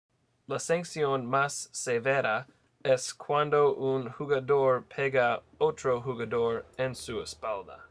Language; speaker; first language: Spanish; non-native, learner; English